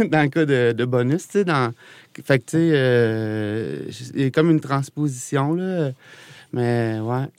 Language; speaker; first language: French; native; French